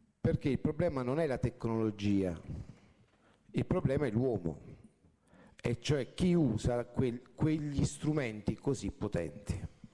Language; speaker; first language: Italian; native; Italian